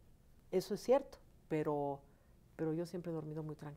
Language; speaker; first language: Spanish; native; Spanish